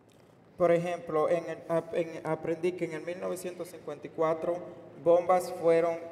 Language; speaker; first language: Spanish; non-native, learner; English